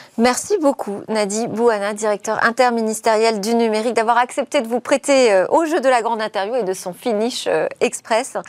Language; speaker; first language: French; native; French